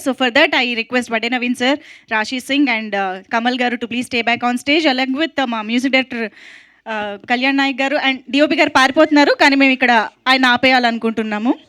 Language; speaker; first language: Telugu; native; Telugu